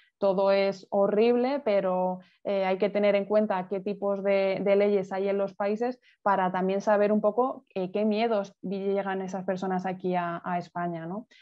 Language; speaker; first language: Spanish; native; Spanish